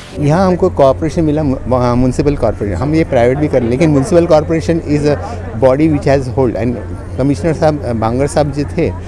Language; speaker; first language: Hindi; non-native, local second language; Marathi